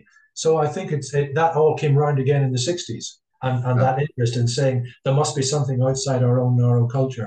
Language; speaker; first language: English; native; English